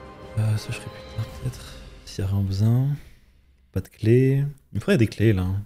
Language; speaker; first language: French; native; French